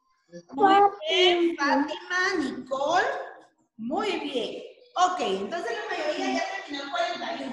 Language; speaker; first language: Spanish; native; Spanish